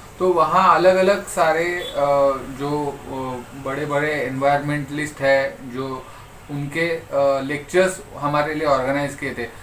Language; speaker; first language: Hindi; non-native, local second language; Marathi